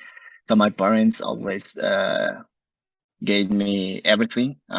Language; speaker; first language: English; non-native, learner; Spanish